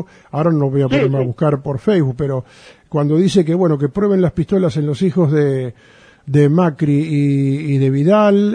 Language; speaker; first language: Spanish; native; Spanish